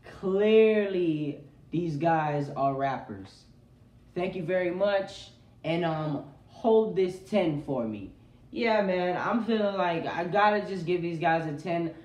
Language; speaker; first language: English; native; English